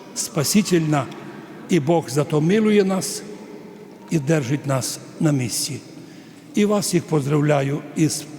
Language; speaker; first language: Ukrainian; native; Ukrainian